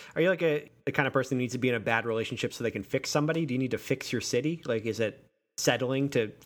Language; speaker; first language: English; native; English